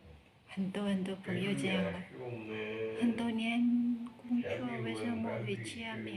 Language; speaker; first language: Chinese; non-native, learner; Indonesian